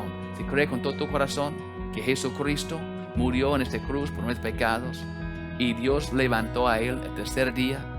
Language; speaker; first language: Spanish; non-native, learner; English